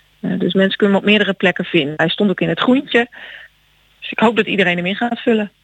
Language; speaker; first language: Dutch; native; Dutch